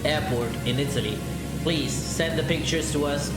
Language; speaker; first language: English; non-native, fluent; Italian